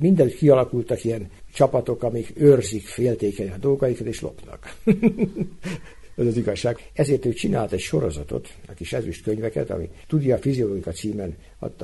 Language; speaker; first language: Hungarian; native; Hungarian